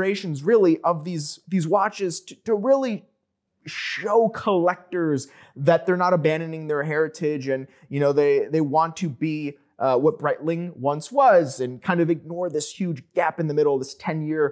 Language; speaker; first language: English; native; English